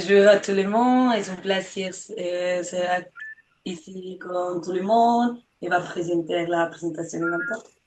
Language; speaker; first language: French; non-native, learner; Spanish